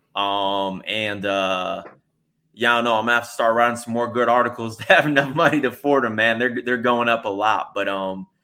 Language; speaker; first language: English; native; English